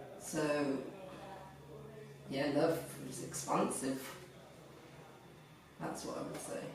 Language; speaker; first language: English; native; English